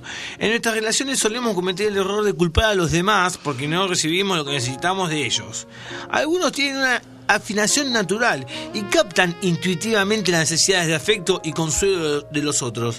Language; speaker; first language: Spanish; native; Spanish